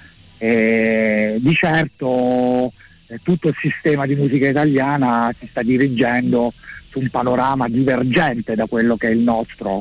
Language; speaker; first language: Italian; native; Italian